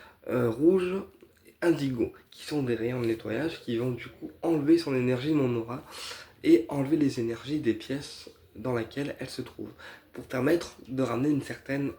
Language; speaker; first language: French; native; French